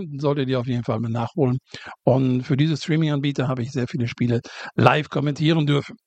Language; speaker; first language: German; native; German